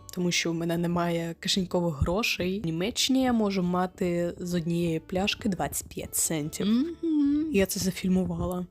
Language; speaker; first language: Ukrainian; non-native, local second language; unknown